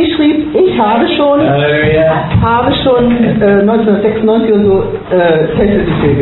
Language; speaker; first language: German; native; German